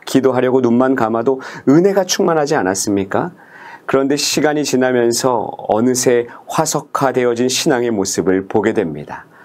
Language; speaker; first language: Korean; native; Korean